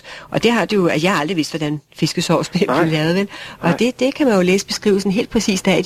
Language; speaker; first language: Danish; native; Danish